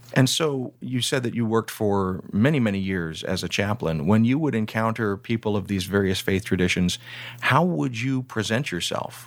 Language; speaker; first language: English; native; English